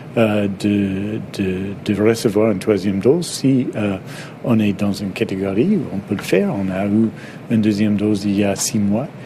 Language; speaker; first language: French; non-native, fluent; English